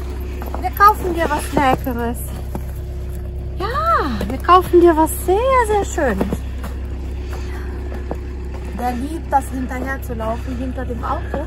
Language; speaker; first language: German; non-native, learner; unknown